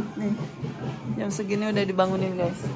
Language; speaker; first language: Indonesian; native; Indonesian